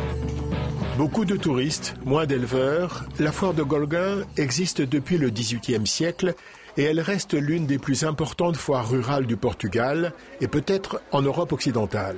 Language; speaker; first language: French; native; French